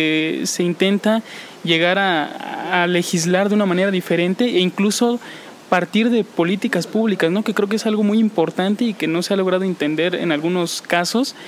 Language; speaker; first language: Spanish; native; Spanish